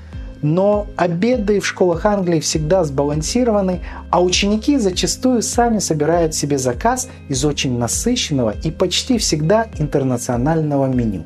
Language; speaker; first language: Russian; native; Russian